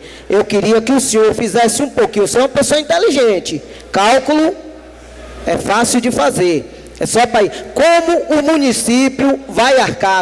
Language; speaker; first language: Portuguese; native; Portuguese